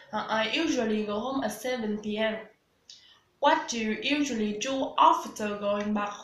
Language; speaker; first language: English; non-native, learner; Vietnamese